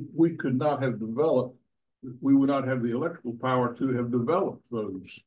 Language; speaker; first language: English; native; English